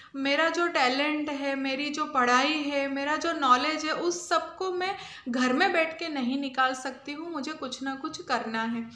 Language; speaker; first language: Hindi; non-native, local second language; Gujarati